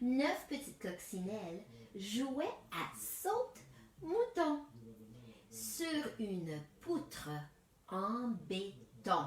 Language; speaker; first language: French; native; French